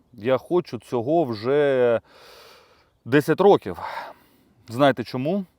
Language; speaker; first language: Ukrainian; non-native, local second language; Russian